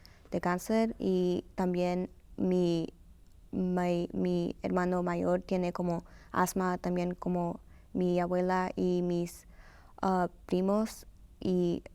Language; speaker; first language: Spanish; early bilingual, heritage; Spanish